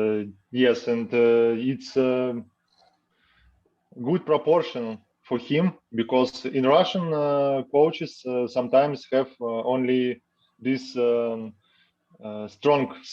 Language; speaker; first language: English; non-native, learner; Russian